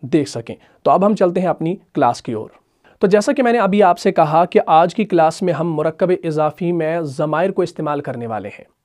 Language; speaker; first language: Urdu; non-native, local second language; Punjabi